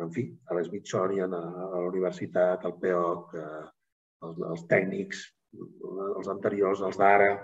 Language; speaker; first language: Catalan; native; Catalan